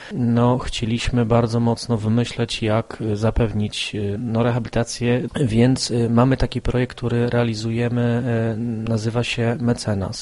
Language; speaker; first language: Polish; native; Polish